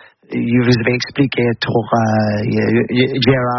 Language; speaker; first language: French; non-native, learner; English